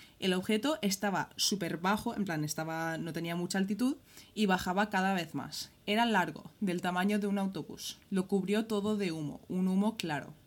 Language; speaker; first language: Spanish; early bilingual, other home language; English